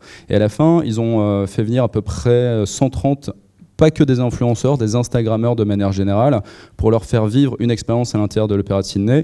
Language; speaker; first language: French; native; French